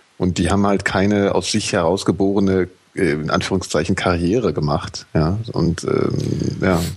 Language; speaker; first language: German; native; German